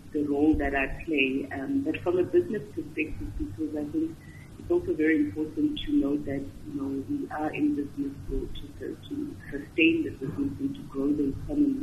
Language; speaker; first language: English; non-native, local second language; Xhosa